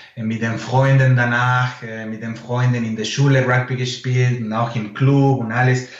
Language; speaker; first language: German; non-native, fluent; Spanish